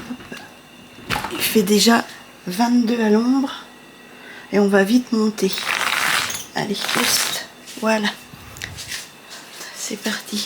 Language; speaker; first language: French; native; French